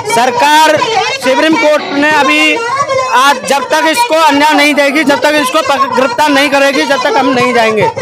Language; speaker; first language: Hindi; native; Hindi